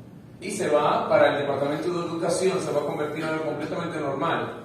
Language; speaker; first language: Spanish; native; Spanish